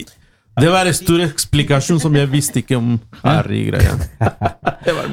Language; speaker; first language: Norwegian; non-native, learner; Spanish